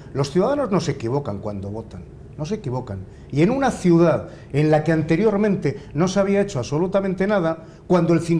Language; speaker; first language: Spanish; native; Spanish